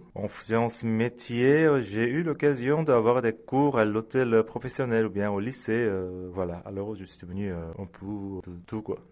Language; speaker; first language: French; early bilingual, other home language; Korean